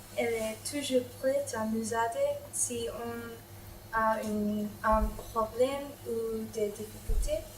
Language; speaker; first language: French; non-native, learner; English